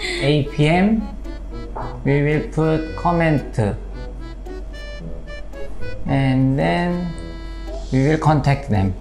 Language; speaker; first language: English; non-native, learner; Korean